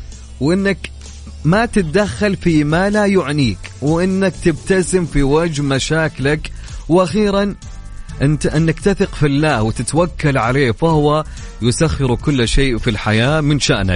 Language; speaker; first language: Arabic; native; Arabic